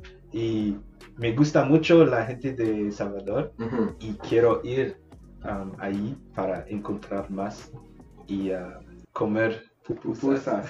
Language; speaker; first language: Spanish; non-native, learner; English